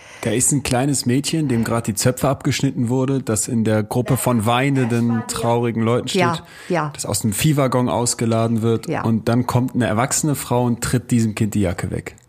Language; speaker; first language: German; native; German